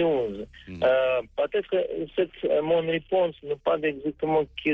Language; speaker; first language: French; non-native, learner; Russian